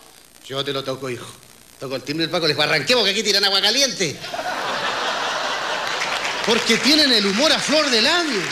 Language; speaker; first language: Spanish; native; Spanish